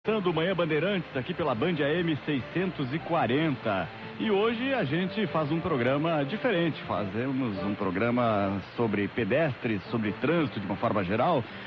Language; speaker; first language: Portuguese; native; Portuguese